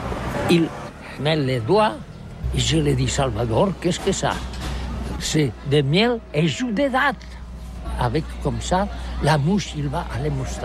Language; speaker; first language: French; non-native, learner; Catalan